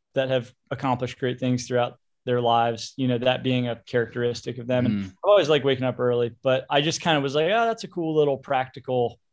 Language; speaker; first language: English; native; English